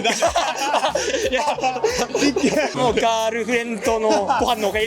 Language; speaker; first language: Japanese; native; Japanese